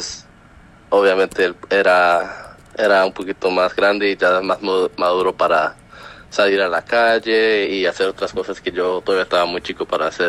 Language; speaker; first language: Spanish; early bilingual, heritage; Spanish